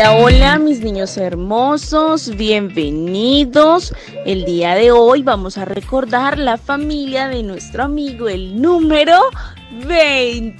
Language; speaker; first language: Spanish; native; Spanish